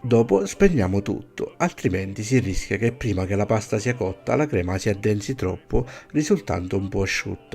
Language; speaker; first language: Italian; native; Italian